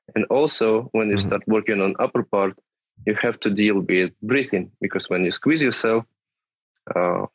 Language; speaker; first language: English; non-native, fluent; Russian